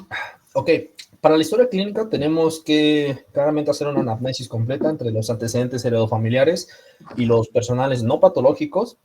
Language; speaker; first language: Spanish; native; Spanish